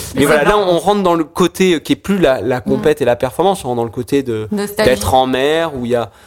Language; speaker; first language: French; native; French